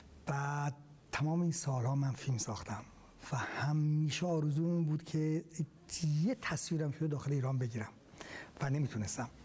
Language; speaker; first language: Persian; native; Persian